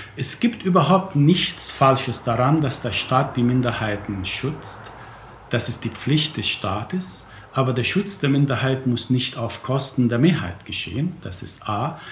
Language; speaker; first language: German; non-native, fluent; Arabic